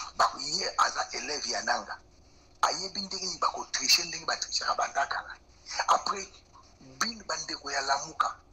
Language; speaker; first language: Lingala; non-native, local second language; Luba-Lulua